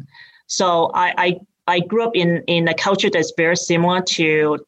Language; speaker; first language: English; native; English